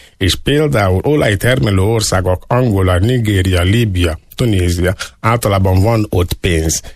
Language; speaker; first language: Hungarian; non-native, fluent; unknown